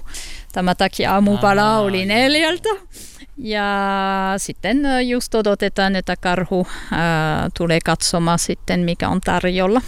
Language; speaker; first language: Finnish; non-native, learner; French